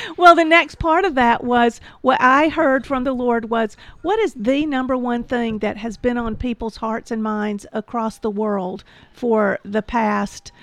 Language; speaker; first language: English; native; English